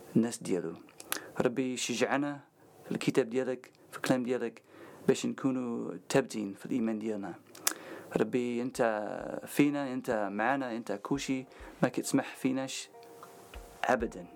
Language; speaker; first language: Arabic; non-native, fluent; English